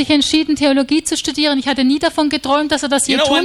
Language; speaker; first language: German; native; German